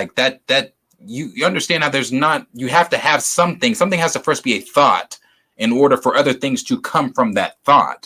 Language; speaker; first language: English; native; English